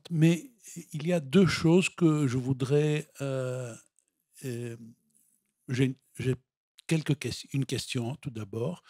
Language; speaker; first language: French; non-native, fluent; Greek